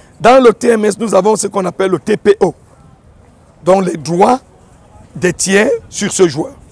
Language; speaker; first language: French; native; French